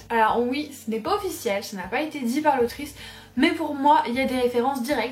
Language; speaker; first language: French; native; French